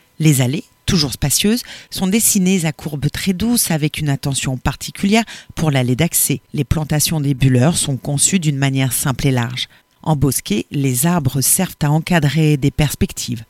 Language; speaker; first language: French; native; French